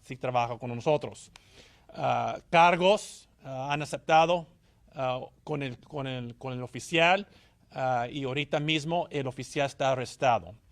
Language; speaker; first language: Spanish; early bilingual, heritage; English